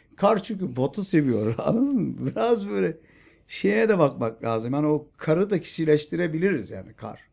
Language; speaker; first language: Turkish; native; Turkish